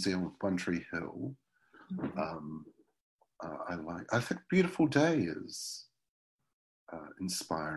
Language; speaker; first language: English; native; English